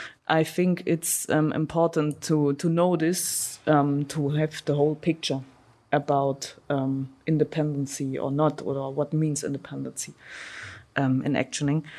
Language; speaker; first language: English; non-native, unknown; German